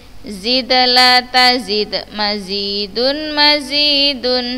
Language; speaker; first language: Arabic; non-native, fluent; Indonesian